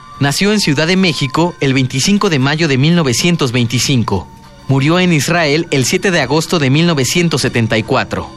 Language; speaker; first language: Spanish; native; Spanish